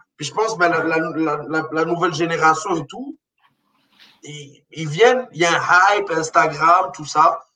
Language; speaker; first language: French; non-native, local second language; Arabic